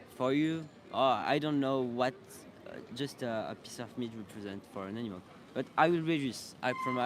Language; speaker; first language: English; non-native, learner; French